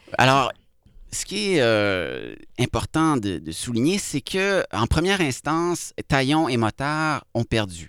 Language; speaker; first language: French; native; French